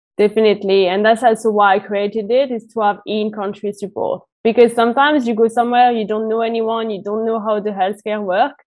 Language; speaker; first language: English; non-native, fluent; French